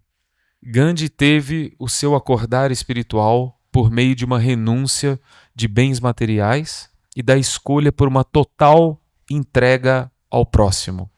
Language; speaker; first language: Portuguese; native; Portuguese